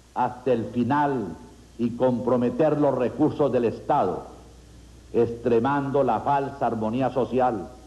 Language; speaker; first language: Spanish; native; Spanish